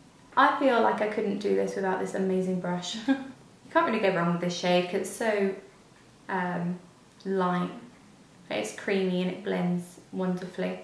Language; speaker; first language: English; native; English